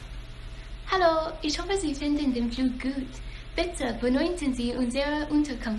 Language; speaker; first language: German; non-native, learner; English